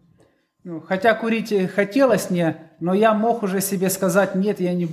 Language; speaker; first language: Polish; non-native, learner; Russian